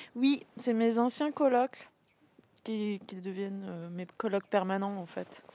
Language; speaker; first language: French; native; French